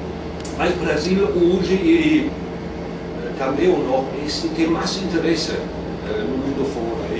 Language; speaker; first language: Portuguese; non-native, fluent; German